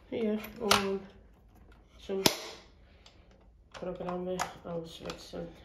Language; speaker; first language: German; non-native, fluent; Bosnian